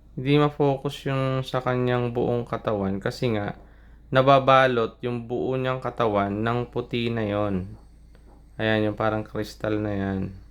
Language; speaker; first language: Filipino; native; Filipino